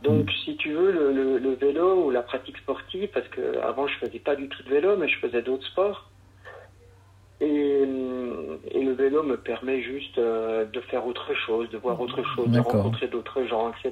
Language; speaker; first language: French; native; French